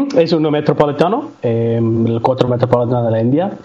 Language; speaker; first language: Spanish; non-native, learner; Tamil